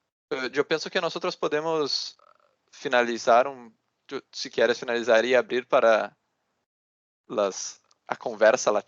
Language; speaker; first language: Portuguese; non-native, learner; Spanish